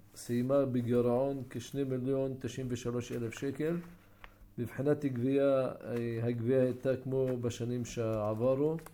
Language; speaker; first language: Hebrew; non-native, local second language; Arabic